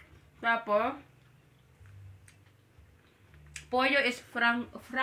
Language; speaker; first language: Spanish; non-native, learner; Filipino